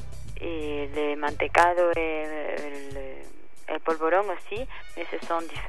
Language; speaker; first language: French; non-native, learner; Spanish